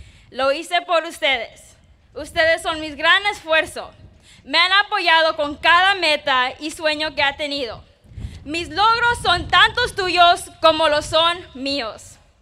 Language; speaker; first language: Spanish; early bilingual, heritage; Spanish